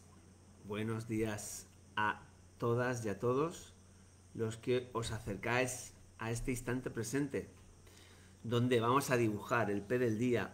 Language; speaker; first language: Spanish; native; Spanish